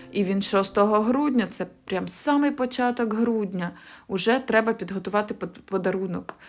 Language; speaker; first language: Ukrainian; native; Ukrainian